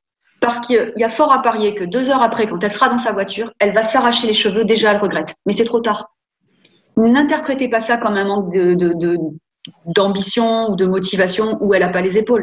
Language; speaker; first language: French; native; French